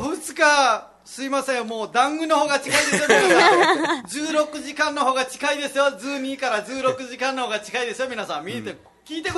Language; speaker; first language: Japanese; non-native, fluent; Nepali